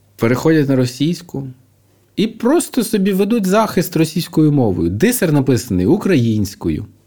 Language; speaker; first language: Ukrainian; non-native, local second language; Russian